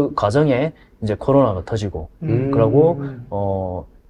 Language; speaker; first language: Korean; native; Korean